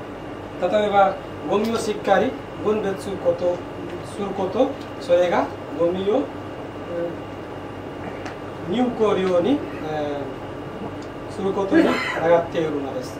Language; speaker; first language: Japanese; non-native, learner; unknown